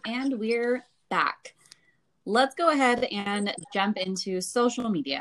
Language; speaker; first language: English; native; English